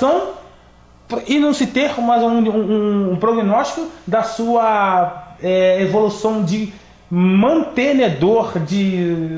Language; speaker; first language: Portuguese; native; Portuguese